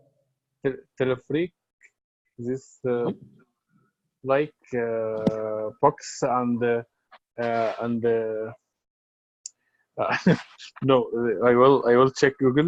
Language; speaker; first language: English; non-native, learner; Arabic